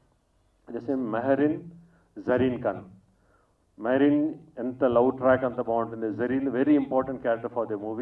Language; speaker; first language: Telugu; native; Telugu